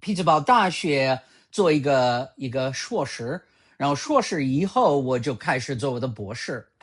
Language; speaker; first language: Chinese; non-native, fluent; English